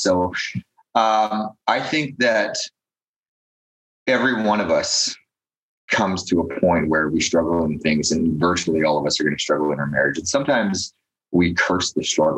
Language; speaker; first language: English; native; English